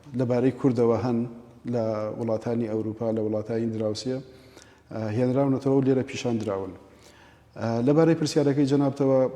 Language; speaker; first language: Central Kurdish; native; Central Kurdish